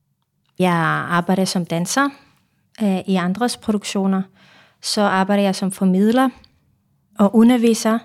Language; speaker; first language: Danish; non-native, fluent; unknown